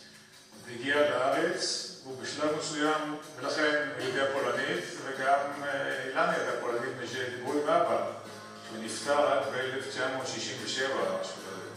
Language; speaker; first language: Hebrew; early bilingual, other home language; Polish